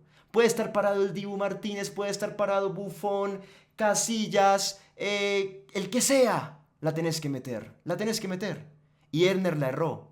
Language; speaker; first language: Spanish; native; Spanish